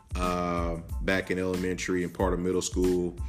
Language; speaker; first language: English; native; English